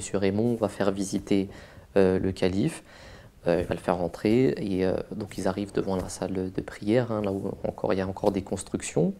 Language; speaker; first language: French; native; French